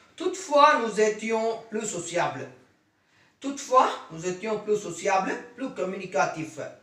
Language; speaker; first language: French; non-native, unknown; Tamil